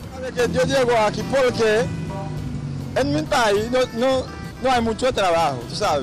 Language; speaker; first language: Spanish; non-native, local second language; Haitian Creole